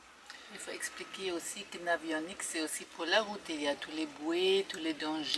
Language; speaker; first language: French; non-native, fluent; German